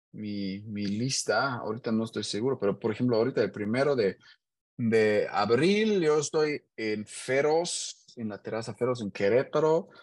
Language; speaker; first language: Spanish; non-native, learner; German